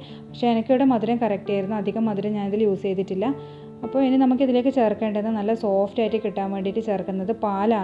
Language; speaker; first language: Malayalam; native; Malayalam